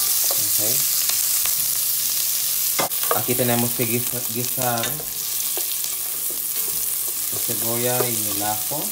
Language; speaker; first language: Spanish; non-native, fluent; Filipino